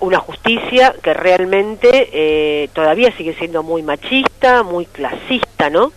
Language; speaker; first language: Spanish; native; Spanish